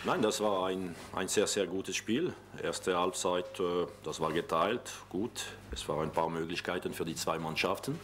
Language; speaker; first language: German; non-native, local second language; French